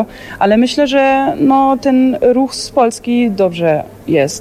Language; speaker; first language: Polish; early bilingual, heritage; German